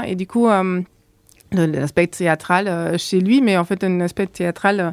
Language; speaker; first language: French; non-native, fluent; German